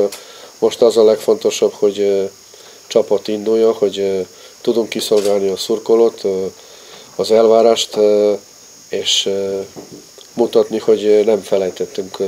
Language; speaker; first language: Hungarian; non-native, fluent; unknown